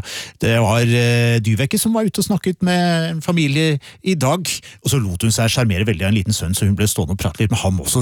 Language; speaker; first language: Norwegian; native; Norwegian